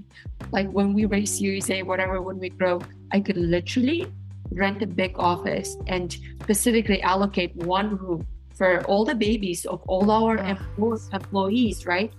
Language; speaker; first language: English; non-native, fluent; Kyrgyz